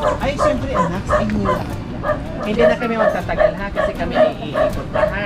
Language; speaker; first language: Filipino; native; Filipino